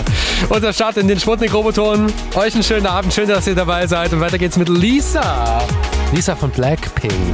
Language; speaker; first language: German; native; German